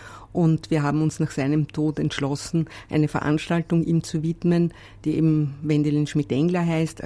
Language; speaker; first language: German; native; German